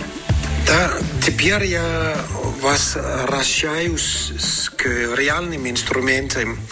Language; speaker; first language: Russian; non-native, fluent; Danish